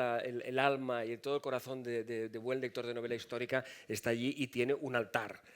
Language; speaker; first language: Spanish; native; Spanish